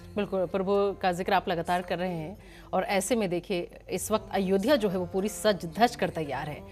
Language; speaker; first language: Hindi; native; Hindi